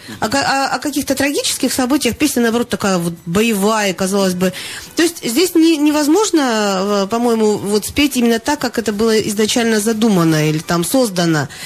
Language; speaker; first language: Russian; native; Russian